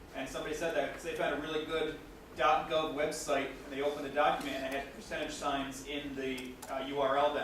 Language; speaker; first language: English; native; English